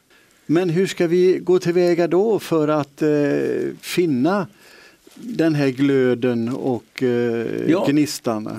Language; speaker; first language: Swedish; native; Swedish